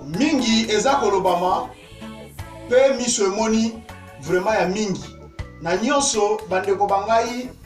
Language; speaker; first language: Lingala; non-native, local second language; Kongo